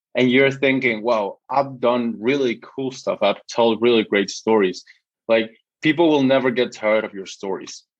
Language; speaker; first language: English; non-native, fluent; Spanish